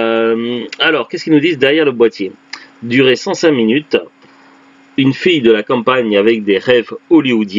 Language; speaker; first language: French; native; French